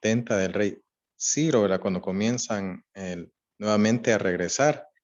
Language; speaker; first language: Spanish; native; Spanish